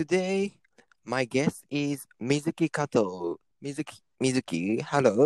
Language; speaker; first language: English; non-native, learner; Japanese